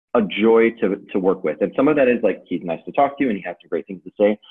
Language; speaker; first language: English; native; English